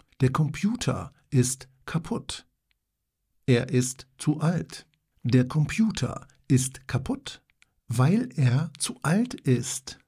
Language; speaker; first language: German; non-native, fluent; Polish